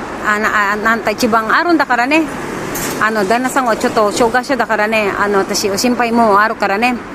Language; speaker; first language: Japanese; non-native, learner; Filipino